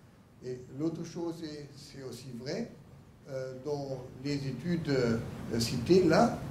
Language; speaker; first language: French; non-native, learner; German